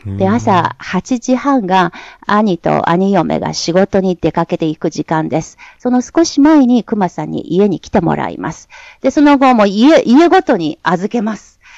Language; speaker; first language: Japanese; non-native, fluent; Chinese